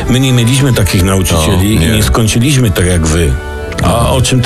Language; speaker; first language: Polish; native; Polish